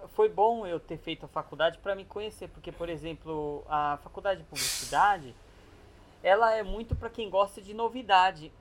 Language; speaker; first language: Portuguese; native; Portuguese